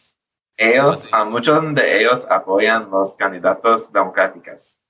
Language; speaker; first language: Spanish; early bilingual, heritage; English